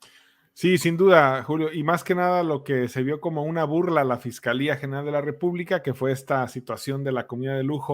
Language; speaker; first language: Spanish; native; Spanish